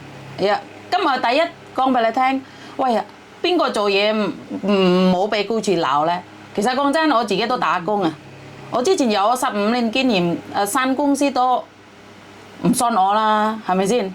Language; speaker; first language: Cantonese; non-native, fluent; Javanese